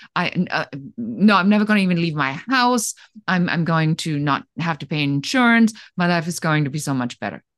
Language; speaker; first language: English; non-native, fluent; German